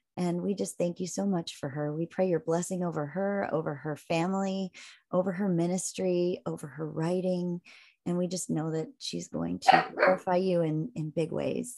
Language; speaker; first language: English; native; English